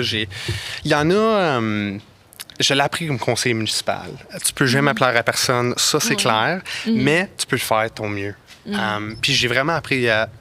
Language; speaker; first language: French; native; French